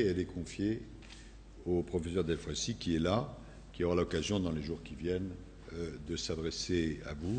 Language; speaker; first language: French; native; French